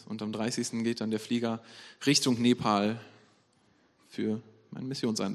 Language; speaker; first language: German; native; German